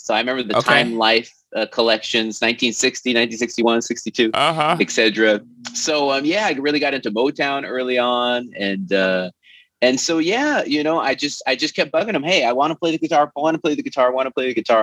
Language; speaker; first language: English; native; English